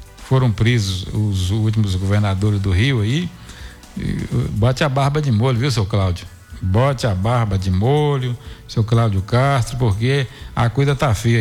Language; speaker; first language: Portuguese; native; Portuguese